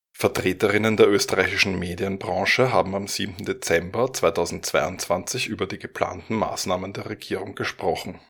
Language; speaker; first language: German; native; German